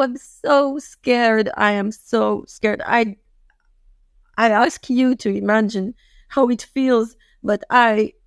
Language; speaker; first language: English; non-native, fluent; Hebrew